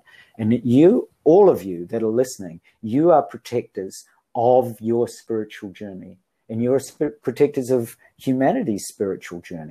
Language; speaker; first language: English; native; English